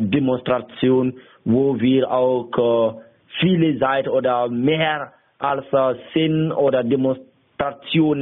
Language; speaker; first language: German; non-native, learner; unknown